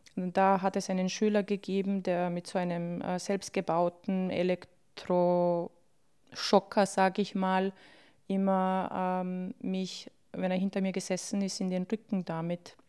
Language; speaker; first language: German; early bilingual, other home language; Bosnian